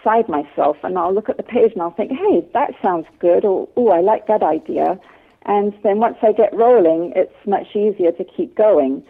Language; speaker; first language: English; native; English